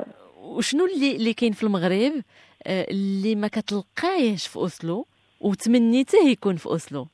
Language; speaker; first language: Arabic; native; Arabic